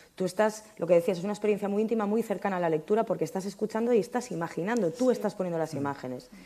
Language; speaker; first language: Spanish; native; Spanish